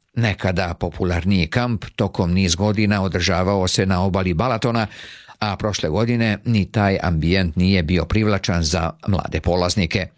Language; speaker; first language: Serbian; early bilingual, heritage; Serbian